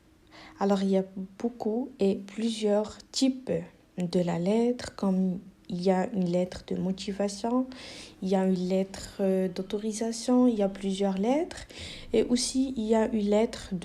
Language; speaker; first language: French; non-native, local second language; Arabic